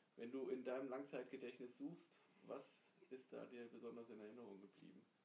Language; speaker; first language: German; native; German